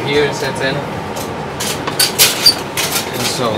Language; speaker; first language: Dutch; non-native, learner; Spanish